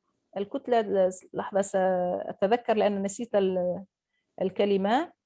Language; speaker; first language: Arabic; non-native, fluent; Indonesian